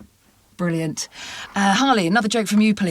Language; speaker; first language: English; native; English